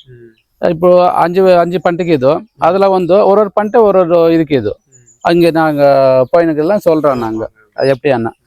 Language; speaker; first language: Tamil; non-native, local second language; Telugu